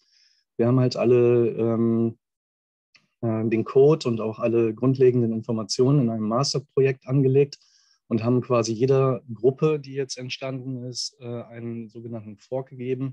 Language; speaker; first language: German; native; German